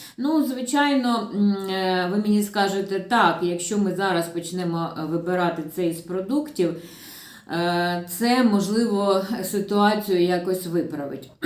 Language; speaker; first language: Ukrainian; non-native, local second language; Russian